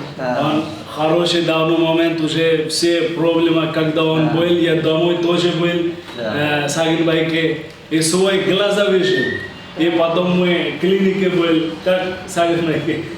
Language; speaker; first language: Russian; non-native, learner; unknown